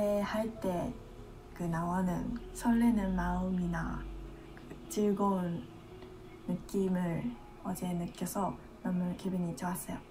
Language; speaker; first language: Korean; non-native, fluent; Japanese